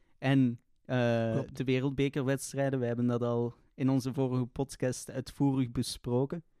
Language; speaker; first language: Dutch; native; Dutch